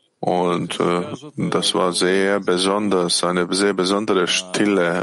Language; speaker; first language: German; non-native, fluent; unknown